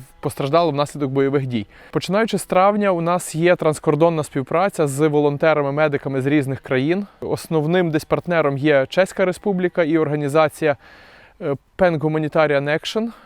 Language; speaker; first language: Ukrainian; native; Ukrainian